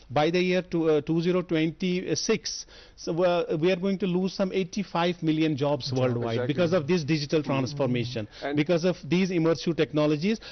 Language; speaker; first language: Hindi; non-native, local second language; Kashmiri